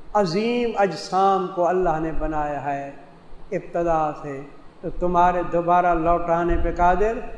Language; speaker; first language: Urdu; non-native, local second language; Saraiki